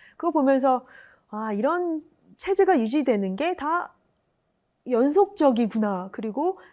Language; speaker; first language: Korean; native; Korean